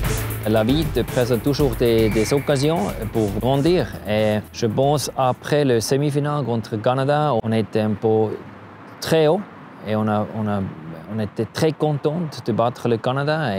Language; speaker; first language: French; non-native, learner; German